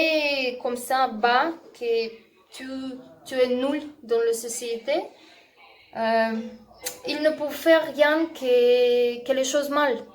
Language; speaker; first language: French; non-native, learner; Russian